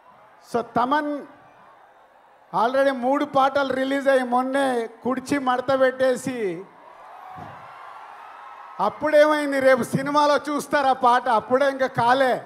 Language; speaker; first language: Telugu; native; Telugu